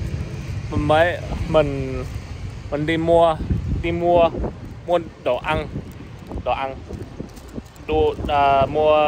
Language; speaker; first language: Vietnamese; non-native, learner; English